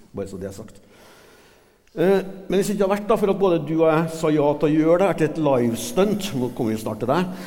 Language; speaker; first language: Norwegian; native; Norwegian